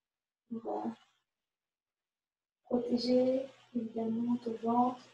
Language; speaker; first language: French; native; French